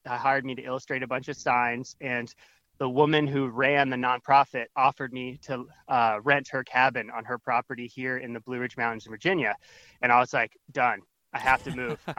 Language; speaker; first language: English; native; English